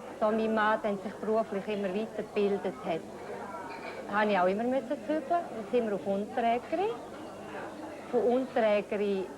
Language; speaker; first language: German; native; German